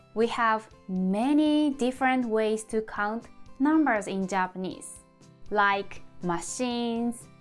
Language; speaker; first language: English; non-native, fluent; Japanese